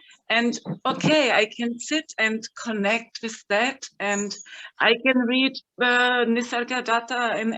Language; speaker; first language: English; non-native, fluent; German